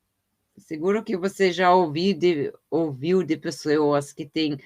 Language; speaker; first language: Portuguese; non-native, fluent; German